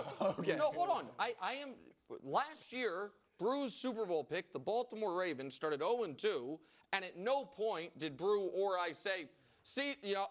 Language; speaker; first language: English; native; English